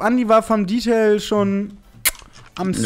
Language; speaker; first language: German; native; German